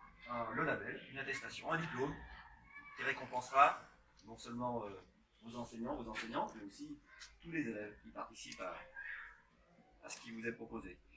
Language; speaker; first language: French; native; French